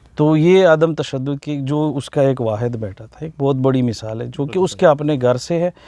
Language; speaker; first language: Urdu; non-native, local second language; Pashto